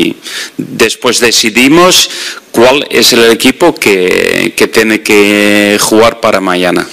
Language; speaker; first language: Spanish; non-native, fluent; Dutch